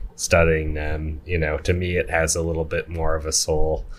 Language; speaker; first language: English; native; English